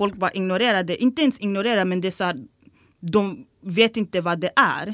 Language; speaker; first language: Swedish; early bilingual, other home language; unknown